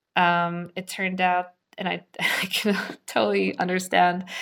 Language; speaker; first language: English; native; English